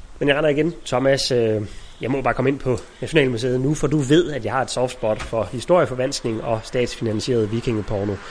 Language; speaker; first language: Danish; native; Danish